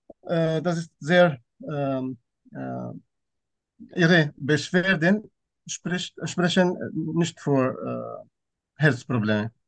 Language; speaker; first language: German; non-native, fluent; Turkish